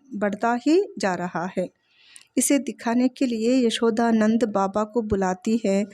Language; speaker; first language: Hindi; non-native, local second language; Telugu